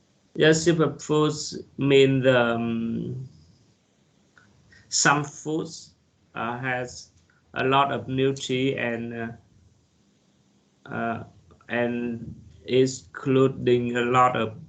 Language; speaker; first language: English; non-native, learner; Vietnamese